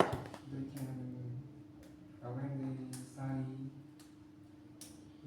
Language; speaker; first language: English; non-native, learner; Vietnamese